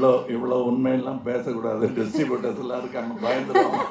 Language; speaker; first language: Tamil; native; Tamil